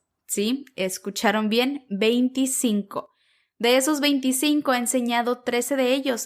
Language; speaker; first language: Spanish; native; Spanish